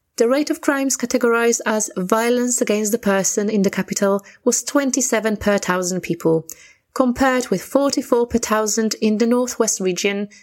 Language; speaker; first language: English; non-native, fluent; Polish